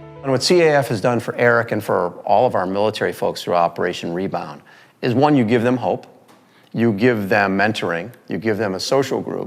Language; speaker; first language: English; native; English